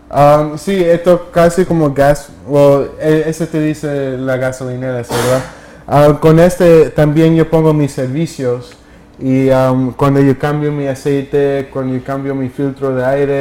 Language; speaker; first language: Spanish; early bilingual, heritage; English